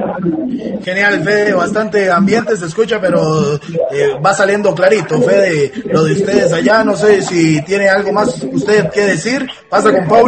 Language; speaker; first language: Spanish; native; Spanish